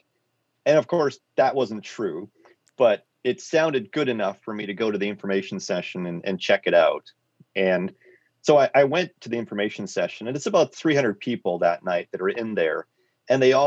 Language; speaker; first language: English; native; English